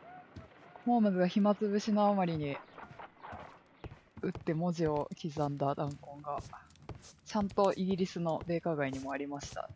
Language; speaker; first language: Japanese; native; Japanese